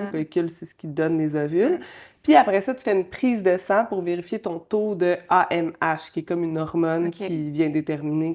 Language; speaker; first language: French; native; French